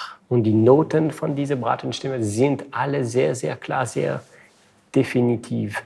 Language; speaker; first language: German; non-native, fluent; French